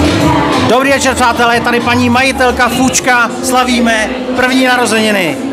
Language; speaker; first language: Czech; native; Czech